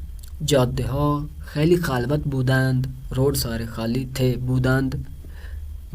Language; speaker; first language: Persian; non-native, fluent; Urdu